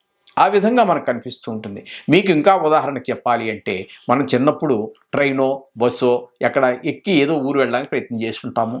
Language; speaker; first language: Telugu; native; Telugu